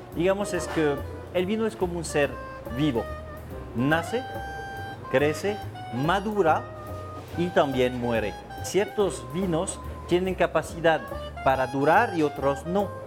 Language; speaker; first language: Spanish; non-native, fluent; French